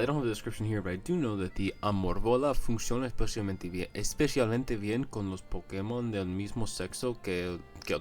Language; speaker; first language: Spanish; non-native, fluent; English